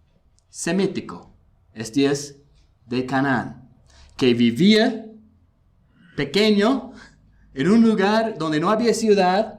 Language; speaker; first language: Spanish; non-native, fluent; English